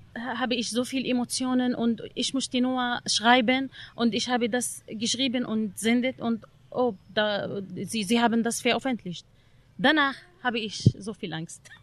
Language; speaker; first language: German; non-native, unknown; Arabic